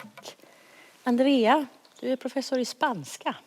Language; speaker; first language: Swedish; native; Swedish